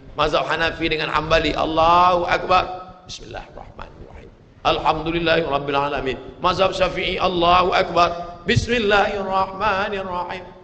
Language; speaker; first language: Malay; native; Malay